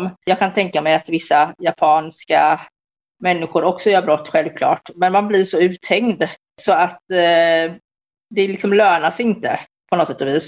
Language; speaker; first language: Swedish; native; Swedish